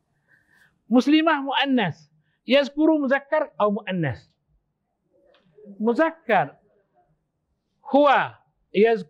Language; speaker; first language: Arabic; non-native, fluent; Malay